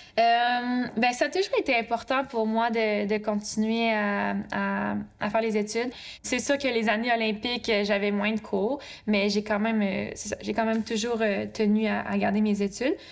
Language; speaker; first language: French; native; French